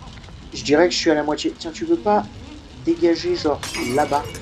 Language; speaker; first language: French; native; French